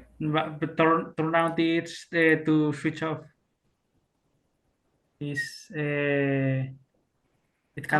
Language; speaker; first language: English; non-native, learner; Spanish